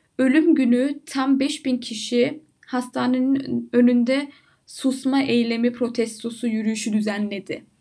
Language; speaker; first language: Turkish; early bilingual, heritage; Turkish